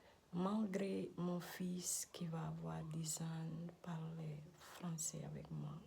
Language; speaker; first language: French; non-native, learner; Dutch